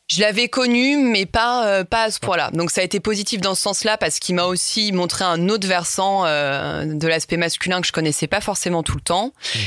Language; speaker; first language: French; native; French